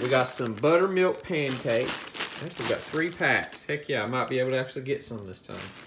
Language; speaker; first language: English; native; English